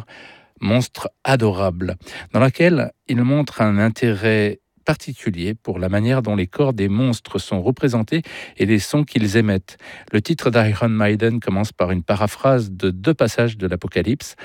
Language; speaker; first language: French; native; French